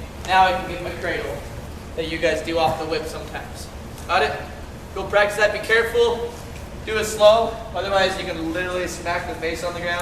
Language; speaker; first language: English; native; English